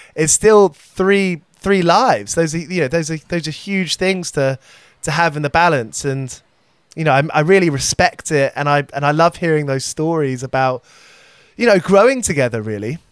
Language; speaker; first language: English; native; English